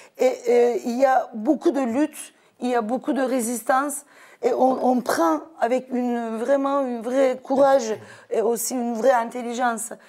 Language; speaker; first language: French; non-native, fluent; Turkish